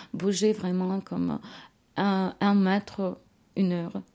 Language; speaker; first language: French; non-native, fluent; Ukrainian